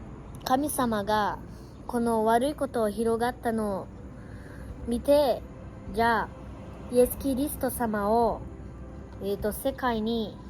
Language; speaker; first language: Japanese; early bilingual, other home language; Portuguese